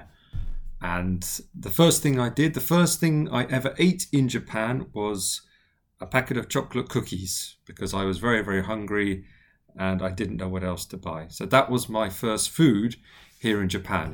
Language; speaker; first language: English; native; English